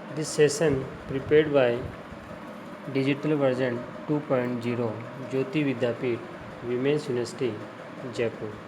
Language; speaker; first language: English; non-native, local second language; Hindi